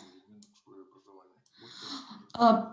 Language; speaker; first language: Russian; native; Russian